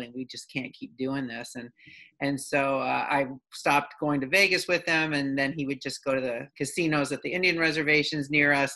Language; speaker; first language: English; native; English